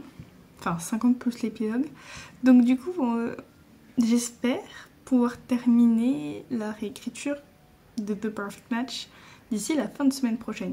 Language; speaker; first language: French; native; French